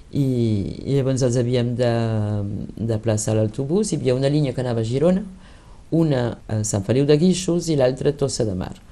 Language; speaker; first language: Catalan; early bilingual, heritage; Catalan